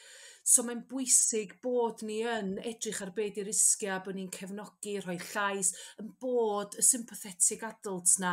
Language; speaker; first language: Welsh; native; Welsh